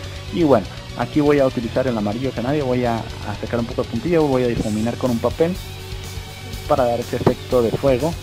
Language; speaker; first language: Spanish; native; Spanish